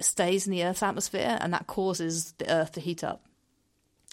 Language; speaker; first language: English; native; English